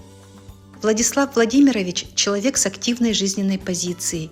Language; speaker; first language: Russian; native; Russian